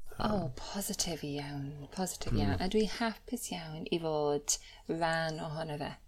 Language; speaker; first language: Welsh; non-native, fluent; English